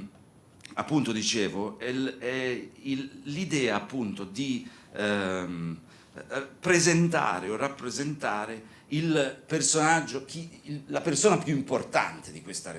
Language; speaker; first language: Italian; native; Italian